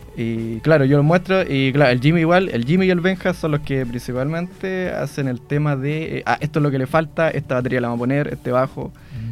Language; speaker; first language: Spanish; native; Spanish